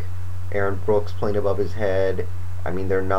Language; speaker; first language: English; native; English